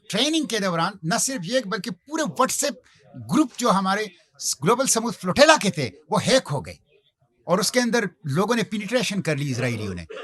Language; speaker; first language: Urdu; non-native, local second language; Pashto